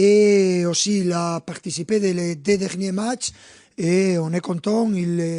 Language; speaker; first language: French; non-native, fluent; Spanish